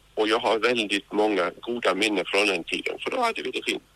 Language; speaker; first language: Swedish; non-native, fluent; Norwegian